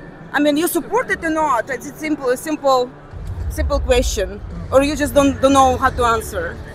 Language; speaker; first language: English; non-native, fluent; Russian